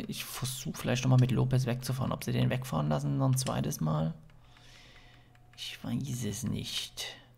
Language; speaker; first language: German; native; German